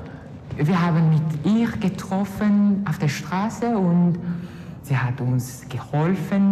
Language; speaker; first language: German; non-native, learner; Mongolian